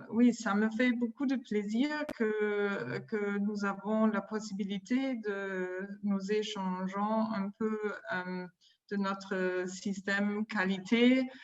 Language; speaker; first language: French; non-native, fluent; German